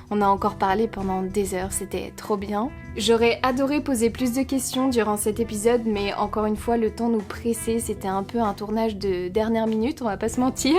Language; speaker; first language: French; native; French